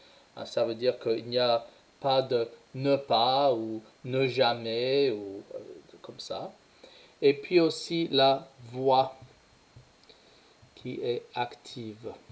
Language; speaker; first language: French; non-native, fluent; English